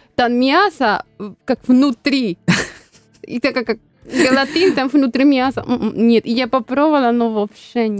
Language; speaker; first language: Russian; non-native, learner; Spanish